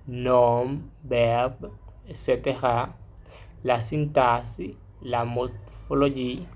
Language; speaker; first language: French; non-native, learner; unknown